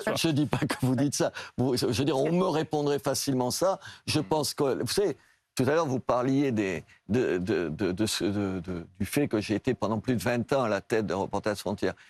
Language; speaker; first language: French; native; French